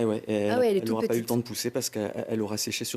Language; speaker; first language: French; native; French